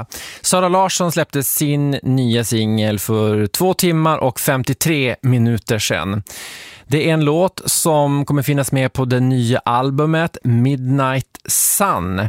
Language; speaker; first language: Swedish; native; Swedish